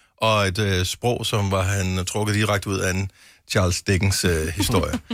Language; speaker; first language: Danish; native; Danish